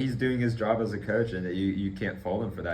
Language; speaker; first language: English; native; English